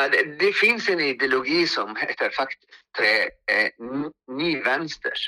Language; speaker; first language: Swedish; non-native, fluent; Arabic